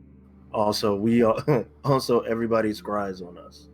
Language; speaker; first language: English; native; English